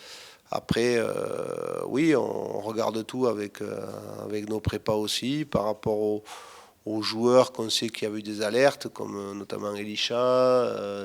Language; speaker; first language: French; native; French